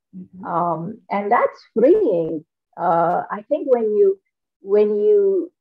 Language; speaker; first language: English; non-native, fluent; Arabic